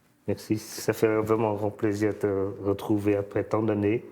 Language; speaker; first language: French; non-native, fluent; Vietnamese